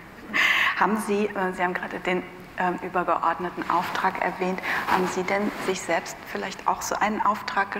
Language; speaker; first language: German; native; German